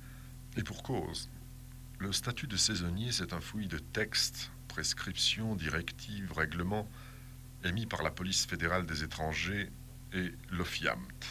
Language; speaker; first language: French; native; French